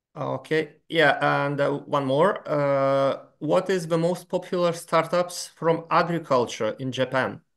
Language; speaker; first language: English; non-native, fluent; Lithuanian